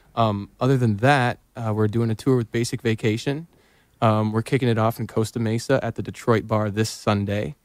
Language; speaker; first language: English; native; English